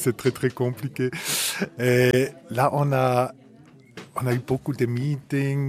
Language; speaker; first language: French; non-native, fluent; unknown